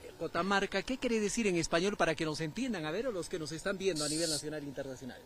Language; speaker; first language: Spanish; native; Spanish